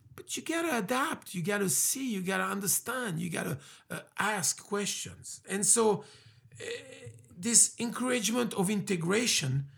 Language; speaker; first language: English; early bilingual, other home language; French